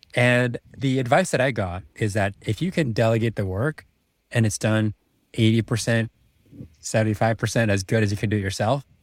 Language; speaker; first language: English; early bilingual, other home language; Czech